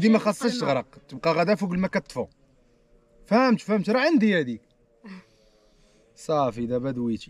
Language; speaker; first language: Arabic; native; Arabic